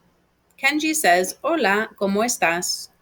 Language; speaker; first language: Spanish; non-native, fluent; English